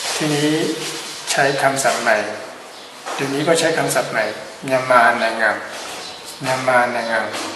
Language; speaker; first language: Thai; non-native, fluent; Burmese